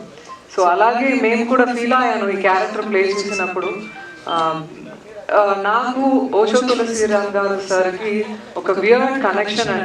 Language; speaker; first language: Telugu; non-native, learner; Tamil